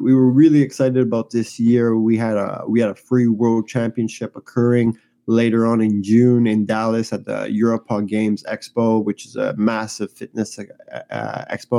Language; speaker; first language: English; native; English